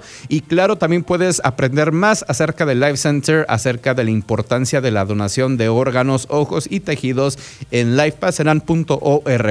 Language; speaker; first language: Spanish; native; Spanish